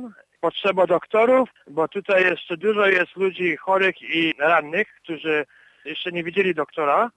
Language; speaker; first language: Polish; early bilingual, heritage; Polish